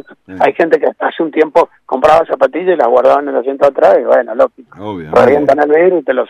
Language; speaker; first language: Spanish; native; Spanish